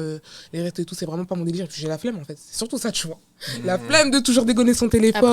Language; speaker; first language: French; native; French